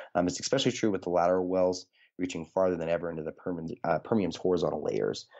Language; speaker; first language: English; native; English